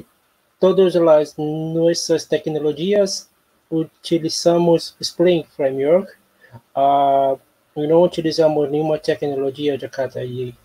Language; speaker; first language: Spanish; non-native, learner; Portuguese